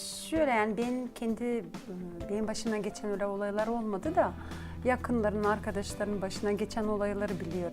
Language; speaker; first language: Turkish; non-native, fluent; Gagauz